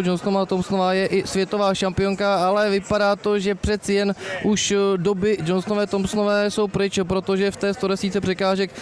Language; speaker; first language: Czech; native; Czech